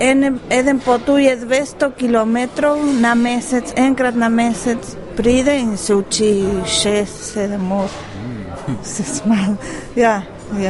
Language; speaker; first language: Slovenian; early bilingual, heritage; Spanish